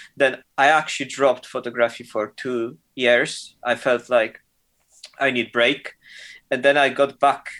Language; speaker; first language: English; non-native, fluent; Polish